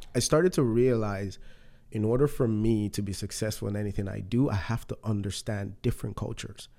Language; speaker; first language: English; non-native, local second language; Yoruba